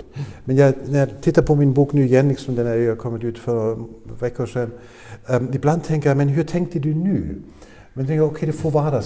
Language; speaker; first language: Swedish; non-native, fluent; German